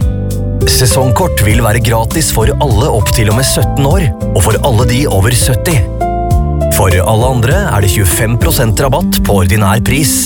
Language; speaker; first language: Norwegian; native; Norwegian